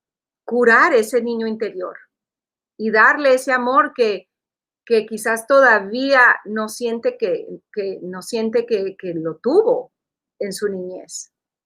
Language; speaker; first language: Spanish; early bilingual, heritage; Spanish